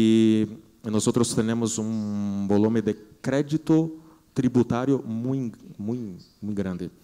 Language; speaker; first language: Spanish; non-native, learner; Portuguese